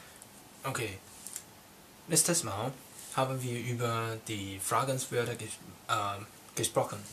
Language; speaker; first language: German; non-native, learner; Cantonese